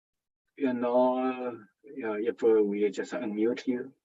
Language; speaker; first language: English; non-native, fluent; Chinese